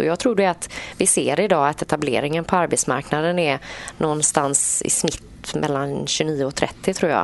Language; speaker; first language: Swedish; native; Swedish